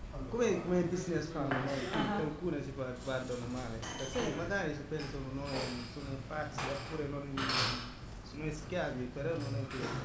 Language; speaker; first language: Italian; non-native, learner; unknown